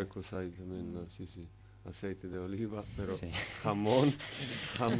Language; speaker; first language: Spanish; non-native, learner; Serbian